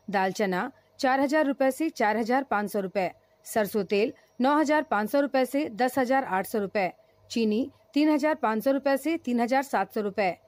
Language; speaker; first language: Hindi; native; Hindi